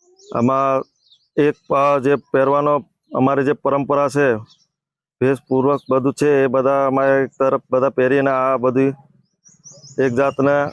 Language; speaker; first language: Gujarati; non-native, local second language; Bhili